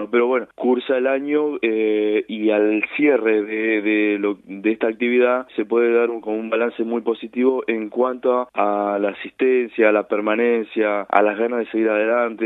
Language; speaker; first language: Spanish; native; Spanish